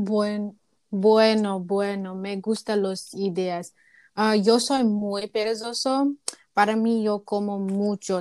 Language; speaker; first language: Spanish; non-native, learner; English